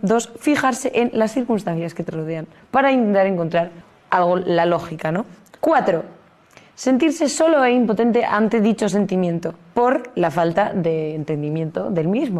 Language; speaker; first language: Spanish; native; Spanish